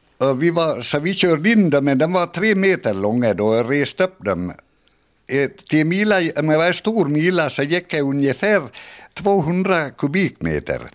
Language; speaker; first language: Swedish; native; Swedish